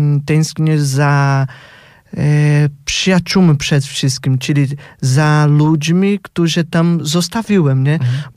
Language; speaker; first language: Polish; non-native, fluent; Portuguese